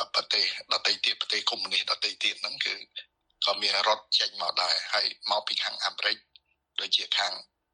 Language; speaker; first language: Khmer; native; Khmer